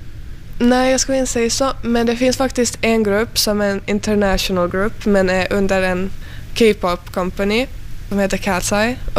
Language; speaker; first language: Swedish; early bilingual, other home language; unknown